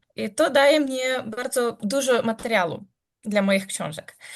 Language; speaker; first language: Polish; non-native, learner; Ukrainian